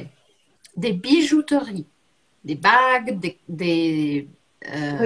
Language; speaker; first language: French; non-native, fluent; Portuguese